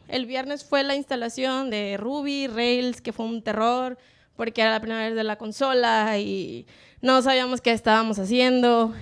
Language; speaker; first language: Spanish; native; Spanish